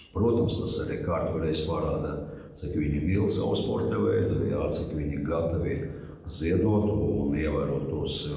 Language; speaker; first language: Latvian; non-native, local second language; Russian